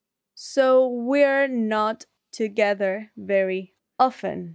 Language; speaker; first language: English; non-native, learner; Spanish